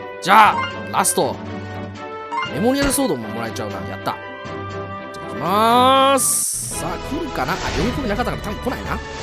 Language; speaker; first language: Japanese; native; Japanese